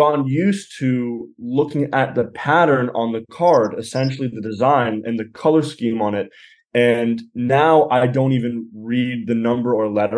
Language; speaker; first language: English; native; English